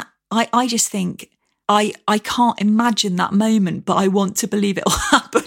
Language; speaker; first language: English; native; English